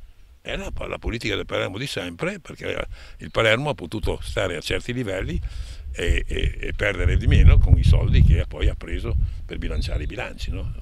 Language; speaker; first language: Italian; native; Italian